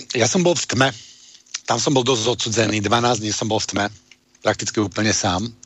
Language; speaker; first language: Slovak; native; Slovak